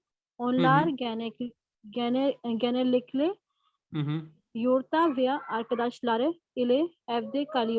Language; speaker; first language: Turkish; non-native, learner; Urdu